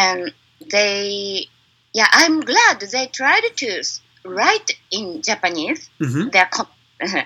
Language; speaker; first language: English; non-native, learner; Japanese